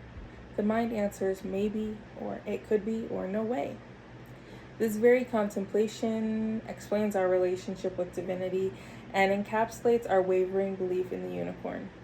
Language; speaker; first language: English; native; English